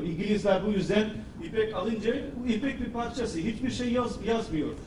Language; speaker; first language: Turkish; non-native, fluent; Urdu